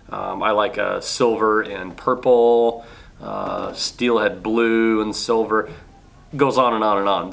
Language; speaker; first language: English; native; English